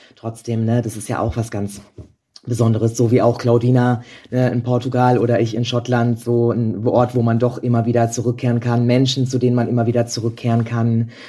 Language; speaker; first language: German; native; German